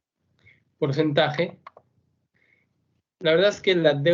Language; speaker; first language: Spanish; native; Spanish